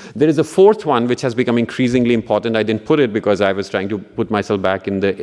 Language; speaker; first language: English; non-native, local second language; Punjabi